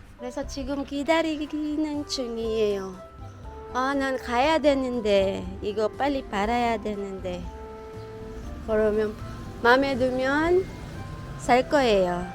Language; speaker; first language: Korean; non-native, fluent; Filipino